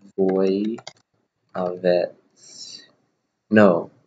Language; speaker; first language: Romanian; non-native, learner; English